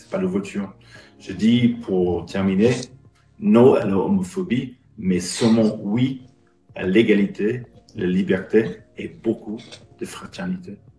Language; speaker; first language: French; non-native, fluent; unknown